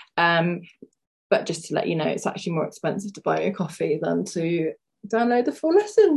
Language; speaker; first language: English; native; English